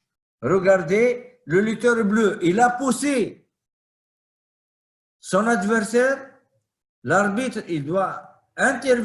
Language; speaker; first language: French; non-native, fluent; Arabic